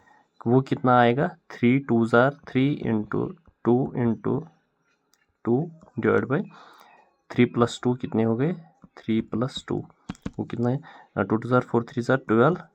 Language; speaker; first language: Hindi; non-native, local second language; Kashmiri